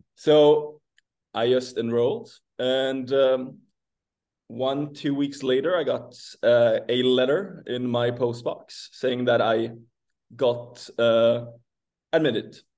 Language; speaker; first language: English; non-native, fluent; Swedish